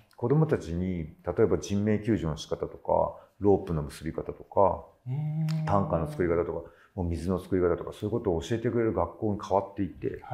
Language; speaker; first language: Japanese; native; Japanese